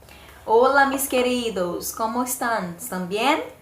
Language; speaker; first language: Spanish; non-native, fluent; Portuguese